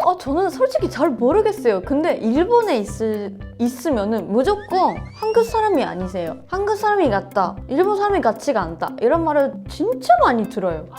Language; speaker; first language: Korean; non-native, fluent; Japanese